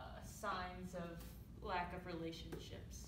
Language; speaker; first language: English; native; English